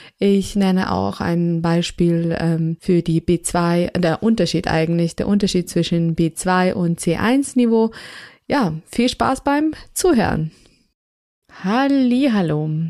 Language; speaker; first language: German; non-native, fluent; Ukrainian